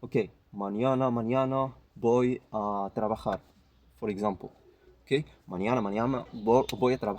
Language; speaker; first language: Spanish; non-native, learner; Arabic